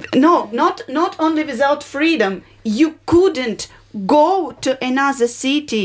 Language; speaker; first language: English; non-native, learner; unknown